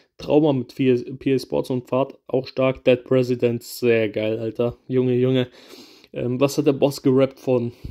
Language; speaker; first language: German; early bilingual, other home language; Kurdish